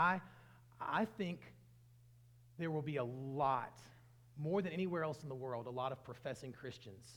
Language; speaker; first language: English; native; English